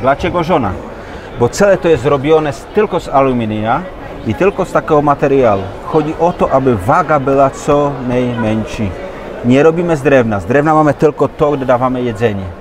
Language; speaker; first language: Polish; non-native, learner; Czech